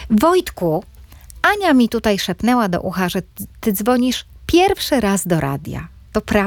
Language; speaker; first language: Polish; native; Polish